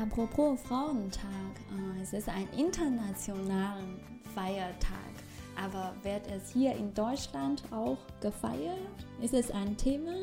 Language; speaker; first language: German; non-native, fluent; Chinese